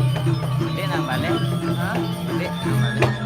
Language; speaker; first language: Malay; non-native, local second language; Balinese